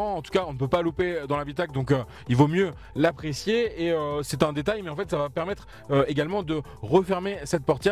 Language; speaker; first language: French; native; French